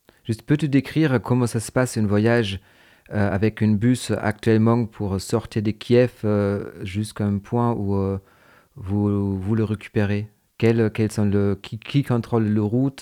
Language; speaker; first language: French; native; French